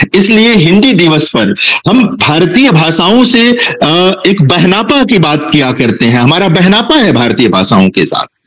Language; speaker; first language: Hindi; non-native, local second language; Bhojpuri